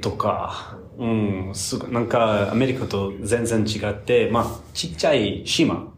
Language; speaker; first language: Japanese; non-native, fluent; English